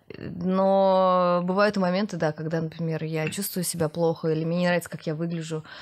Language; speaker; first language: Russian; native; Russian